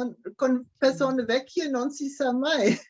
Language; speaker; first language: Italian; non-native, learner; German